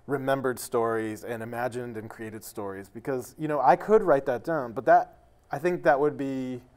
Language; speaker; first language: English; native; English